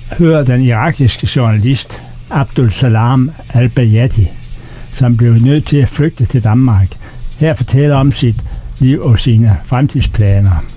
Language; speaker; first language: Danish; native; Danish